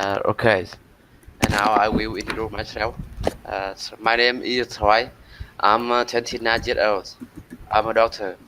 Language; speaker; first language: English; non-native, learner; Vietnamese